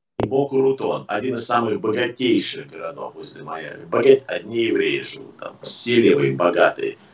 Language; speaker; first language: Russian; native; Russian